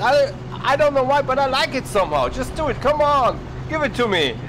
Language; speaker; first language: English; non-native, fluent; German